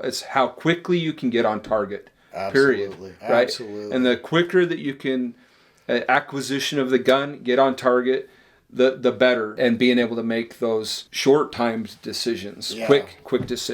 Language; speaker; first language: English; native; English